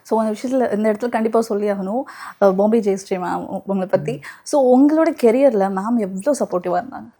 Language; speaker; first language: Tamil; native; Tamil